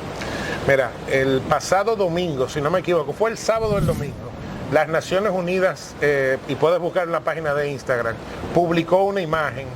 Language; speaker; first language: Spanish; native; Spanish